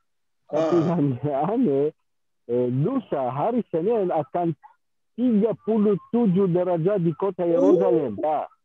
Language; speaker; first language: Indonesian; non-native, fluent; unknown